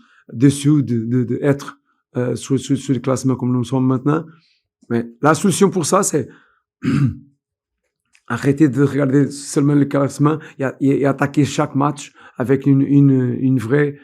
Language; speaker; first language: French; non-native, fluent; Portuguese